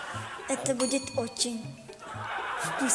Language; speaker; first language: Russian; non-native, learner; Tajik